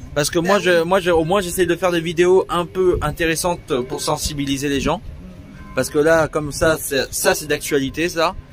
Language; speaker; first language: French; native; French